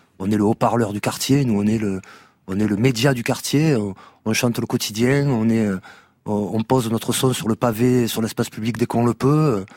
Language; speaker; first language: French; native; French